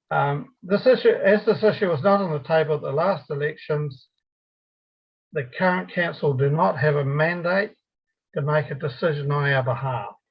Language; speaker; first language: English; native; English